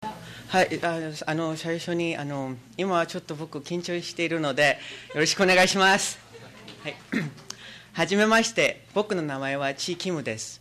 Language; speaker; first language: Japanese; non-native, learner; Korean